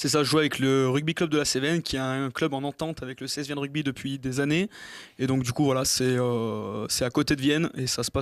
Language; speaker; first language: French; native; French